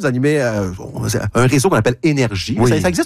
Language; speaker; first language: French; native; French